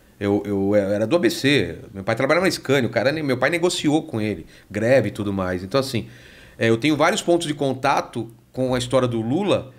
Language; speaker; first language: Portuguese; native; Portuguese